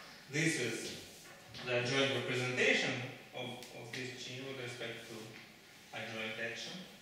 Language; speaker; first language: English; non-native, fluent; Russian